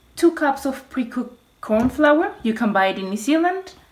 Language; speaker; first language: English; non-native, fluent; Spanish